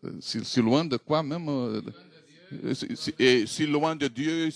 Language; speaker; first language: French; non-native, fluent; Portuguese